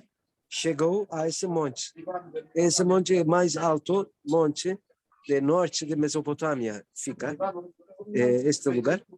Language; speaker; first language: Portuguese; non-native, learner; Turkish